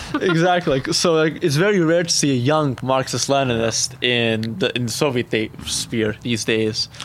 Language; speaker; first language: English; non-native, fluent; Azerbaijani